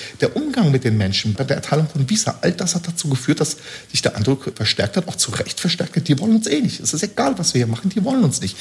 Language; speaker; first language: German; early bilingual, other home language; Turkish